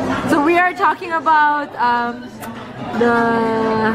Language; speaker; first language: English; non-native, fluent; Korean